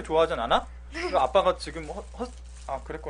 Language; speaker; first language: Korean; native; Korean